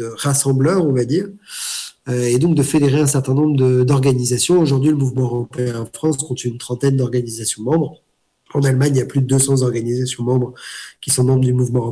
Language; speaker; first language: French; native; French